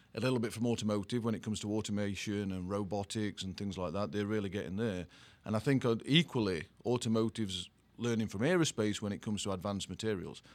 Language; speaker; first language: English; native; English